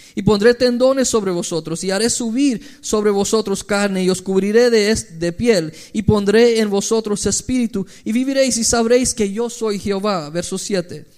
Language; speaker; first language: Spanish; early bilingual, heritage; Spanish